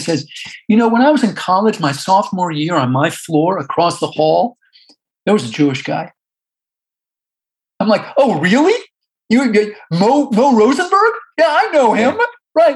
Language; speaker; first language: English; native; English